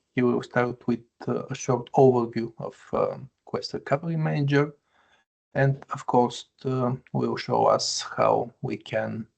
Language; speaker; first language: English; non-native, fluent; Bulgarian